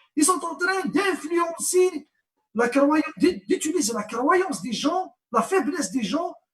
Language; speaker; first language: French; non-native, local second language; Arabic